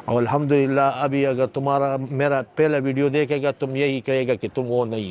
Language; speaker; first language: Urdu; non-native, fluent; Pashto